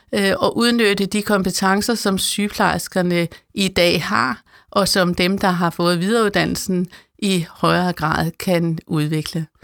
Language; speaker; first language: Danish; native; Danish